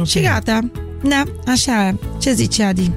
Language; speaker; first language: Romanian; non-native, fluent; Italian